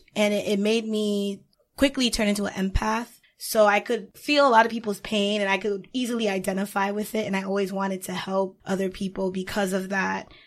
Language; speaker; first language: English; native; English